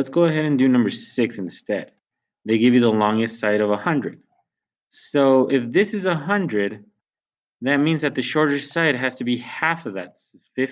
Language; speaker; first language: English; native; English